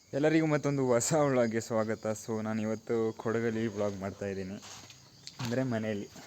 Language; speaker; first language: Kannada; native; Kannada